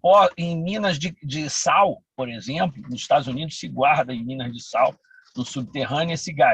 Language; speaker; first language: Portuguese; native; Portuguese